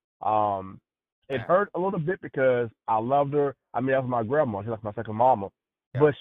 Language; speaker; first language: English; native; English